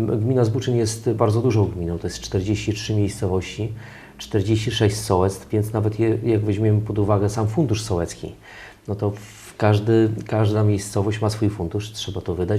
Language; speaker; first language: Polish; native; Polish